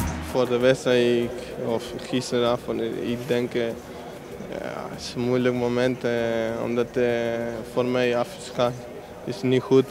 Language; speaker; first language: Dutch; non-native, learner; Spanish